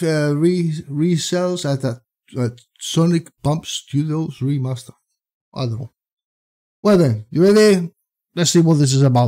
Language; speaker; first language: English; non-native, fluent; Spanish